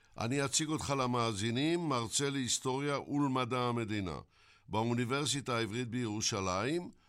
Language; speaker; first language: Hebrew; native; Hebrew